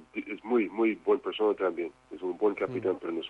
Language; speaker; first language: Spanish; non-native, fluent; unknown